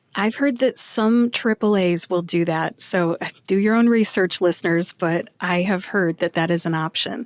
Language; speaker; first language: English; native; English